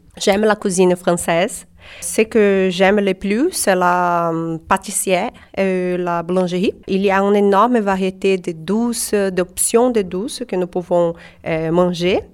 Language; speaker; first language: French; non-native, learner; Portuguese